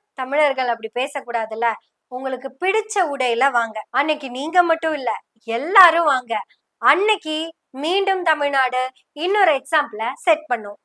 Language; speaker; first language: Tamil; non-native, local second language; Malayalam